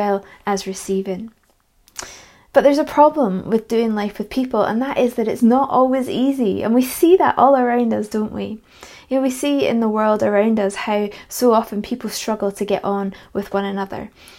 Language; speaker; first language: English; native; English